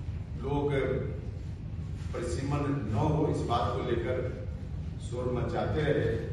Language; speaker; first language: Hindi; native; Hindi